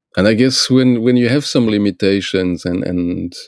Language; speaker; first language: English; non-native, fluent; Portuguese